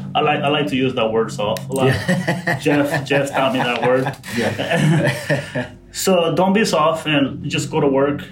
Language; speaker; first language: English; non-native, fluent; Spanish